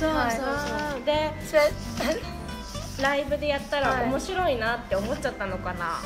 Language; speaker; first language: Japanese; native; Japanese